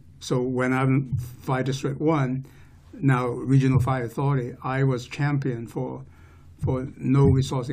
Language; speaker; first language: English; non-native, local second language; Cantonese